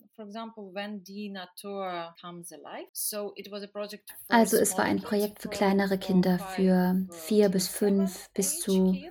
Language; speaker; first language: German; non-native, fluent; Ukrainian